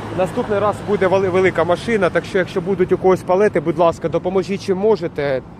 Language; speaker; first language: Ukrainian; non-native, local second language; Russian